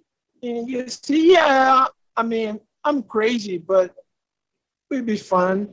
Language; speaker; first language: English; non-native, learner; Portuguese